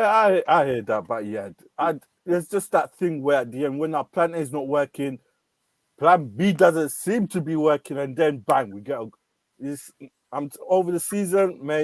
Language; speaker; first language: English; native; English